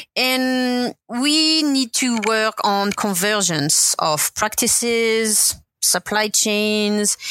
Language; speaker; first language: English; non-native, fluent; French